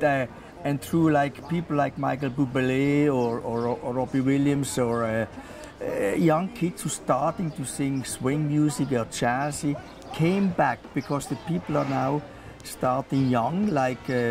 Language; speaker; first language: English; non-native, fluent; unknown